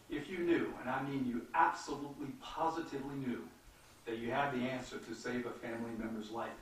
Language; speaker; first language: English; native; English